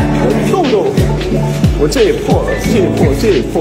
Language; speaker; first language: Chinese; native; Chinese